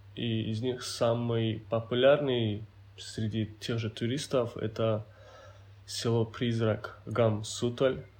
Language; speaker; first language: Russian; non-native, local second language; Avaric